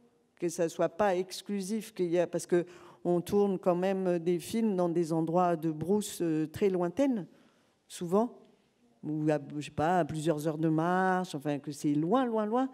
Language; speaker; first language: French; native; French